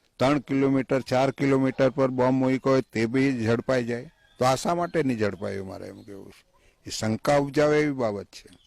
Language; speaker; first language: Gujarati; non-native, local second language; Vasavi